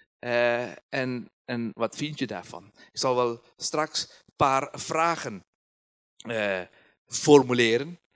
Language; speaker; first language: Dutch; non-native, fluent; Persian